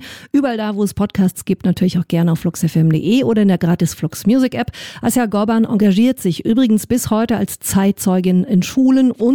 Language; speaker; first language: German; native; German